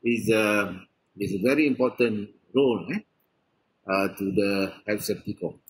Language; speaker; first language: English; non-native, local second language; Malay